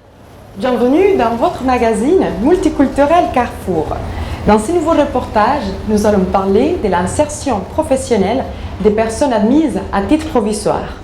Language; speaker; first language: French; native; French